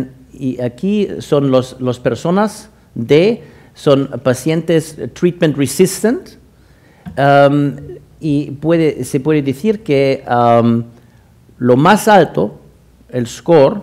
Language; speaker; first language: Spanish; non-native, fluent; German